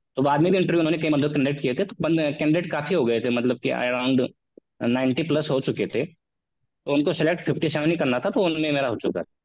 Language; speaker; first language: Hindi; native; Hindi